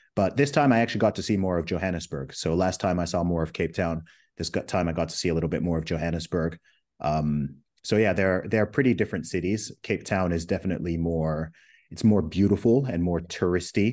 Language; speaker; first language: English; early bilingual, other home language; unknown